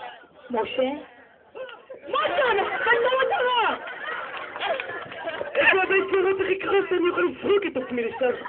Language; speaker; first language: Hebrew; native; Hebrew